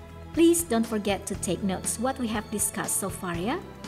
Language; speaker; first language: English; non-native, fluent; Indonesian